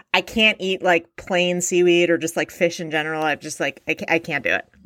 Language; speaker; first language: English; native; English